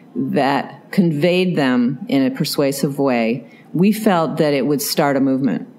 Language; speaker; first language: English; native; English